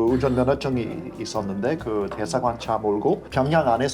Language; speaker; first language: Korean; non-native, fluent; English